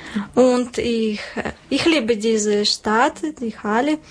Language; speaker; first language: German; non-native, learner; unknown